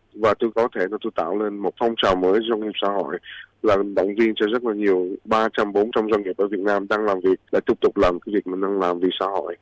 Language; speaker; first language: Vietnamese; early bilingual, heritage; Vietnamese